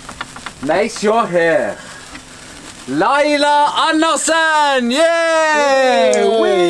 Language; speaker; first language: Norwegian; native; Norwegian